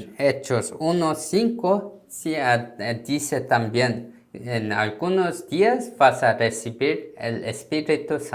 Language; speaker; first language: Spanish; non-native, learner; Korean